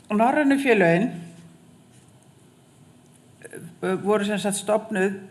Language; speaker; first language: Icelandic; native; Icelandic